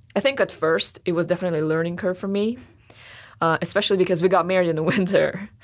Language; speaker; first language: English; non-native, fluent; Russian